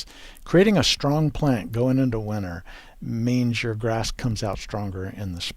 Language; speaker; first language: English; native; English